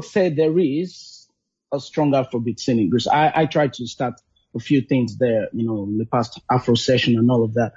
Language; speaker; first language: English; non-native, local second language; Yoruba